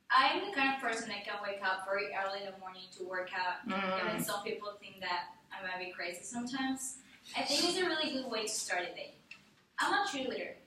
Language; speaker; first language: English; non-native, fluent; Spanish